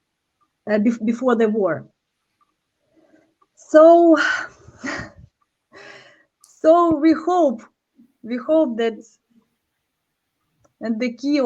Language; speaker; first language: English; non-native, learner; Ukrainian